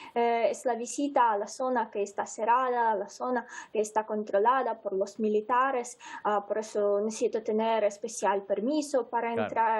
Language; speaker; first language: Spanish; non-native, fluent; Ukrainian